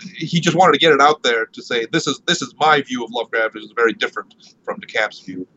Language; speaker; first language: English; early bilingual, other home language; Marathi